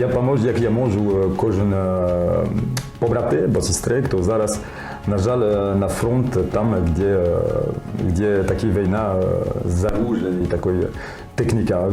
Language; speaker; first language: Ukrainian; non-native, learner; French